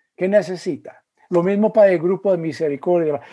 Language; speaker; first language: Spanish; non-native, fluent; English